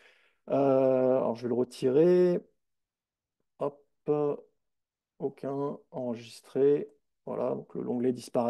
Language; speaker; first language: French; native; French